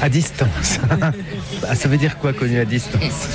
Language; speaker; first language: French; native; French